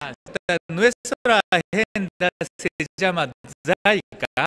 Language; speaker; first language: Spanish; non-native, learner; Japanese